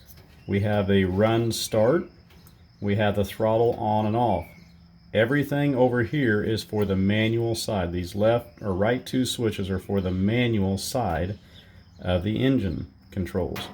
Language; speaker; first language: English; native; English